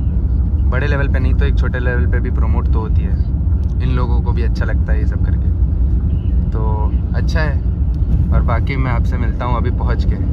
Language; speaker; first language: Hindi; native; Hindi